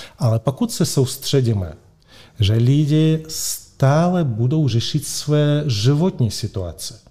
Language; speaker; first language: Czech; non-native, fluent; Russian